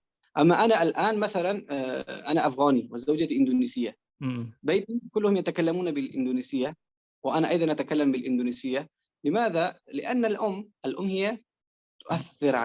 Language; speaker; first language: Arabic; non-native, fluent; Persian